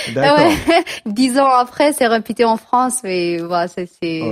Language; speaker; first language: French; non-native, learner; Tigrinya